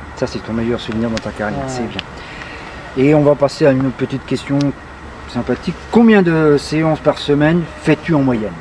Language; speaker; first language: French; native; French